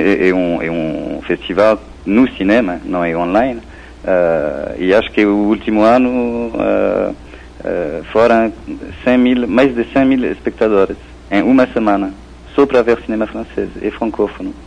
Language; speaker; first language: Portuguese; non-native, fluent; French